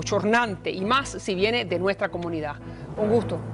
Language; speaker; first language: Spanish; native; Spanish